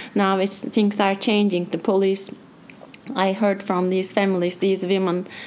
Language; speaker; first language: English; non-native, fluent; Turkish